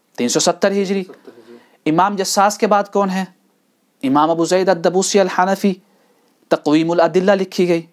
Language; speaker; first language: Urdu; non-native, local second language; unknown